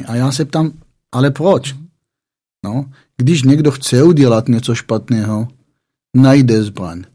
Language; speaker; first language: Czech; non-native, fluent; Hebrew